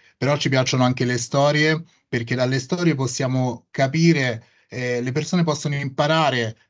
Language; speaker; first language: Italian; non-native, fluent; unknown